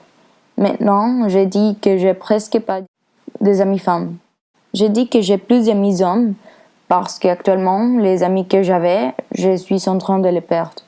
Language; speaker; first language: French; non-native, learner; Spanish